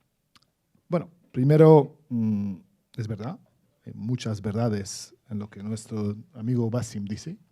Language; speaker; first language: Spanish; non-native, fluent; Arabic